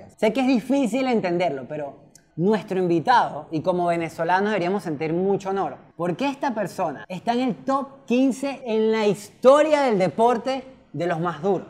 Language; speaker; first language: Spanish; native; Spanish